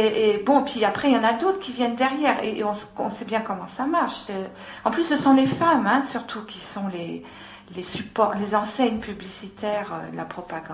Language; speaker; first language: French; native; French